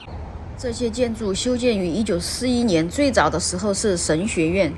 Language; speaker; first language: Chinese; native; Chinese